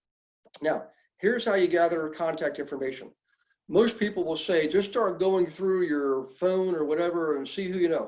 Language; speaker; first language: English; native; English